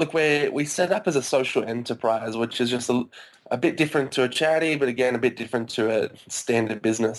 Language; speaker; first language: English; native; English